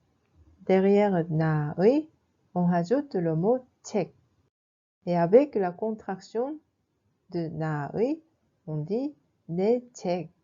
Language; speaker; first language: French; non-native, fluent; Korean